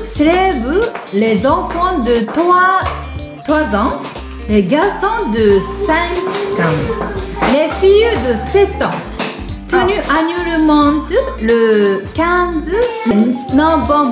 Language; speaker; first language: French; non-native, learner; Japanese